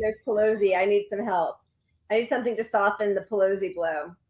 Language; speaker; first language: English; native; English